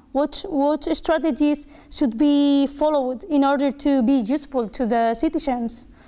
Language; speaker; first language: English; non-native, fluent; Spanish